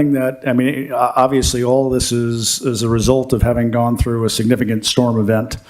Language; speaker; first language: English; native; English